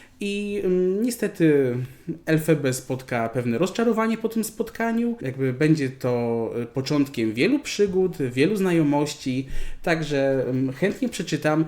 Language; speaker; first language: Polish; native; Polish